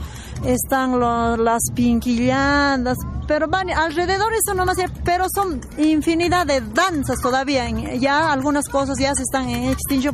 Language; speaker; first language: Spanish; native; Spanish